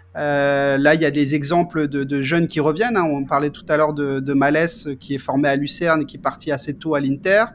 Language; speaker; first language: French; native; French